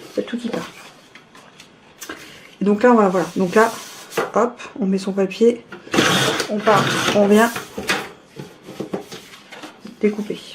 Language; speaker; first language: French; native; French